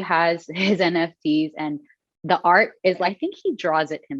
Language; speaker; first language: English; native; English